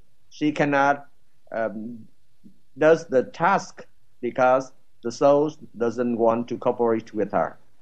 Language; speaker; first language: English; non-native, fluent; Vietnamese